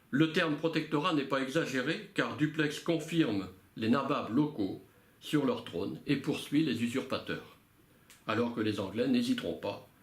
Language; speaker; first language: French; native; French